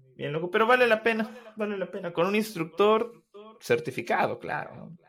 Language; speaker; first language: Spanish; native; Spanish